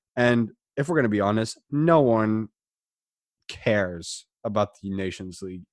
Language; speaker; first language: English; non-native, fluent; German